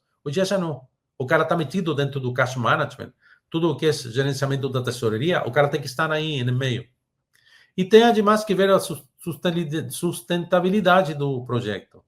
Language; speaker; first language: Portuguese; non-native, fluent; Spanish